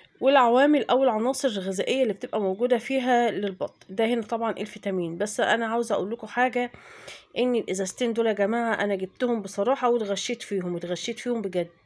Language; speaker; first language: Arabic; native; Arabic